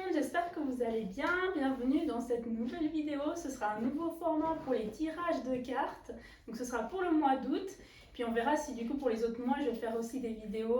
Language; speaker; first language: French; native; French